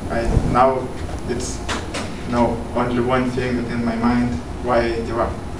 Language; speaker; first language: English; non-native, learner; Lithuanian